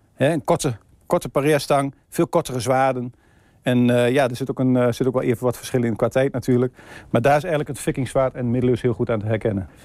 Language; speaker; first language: Dutch; native; Dutch